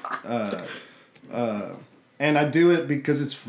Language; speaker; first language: English; native; English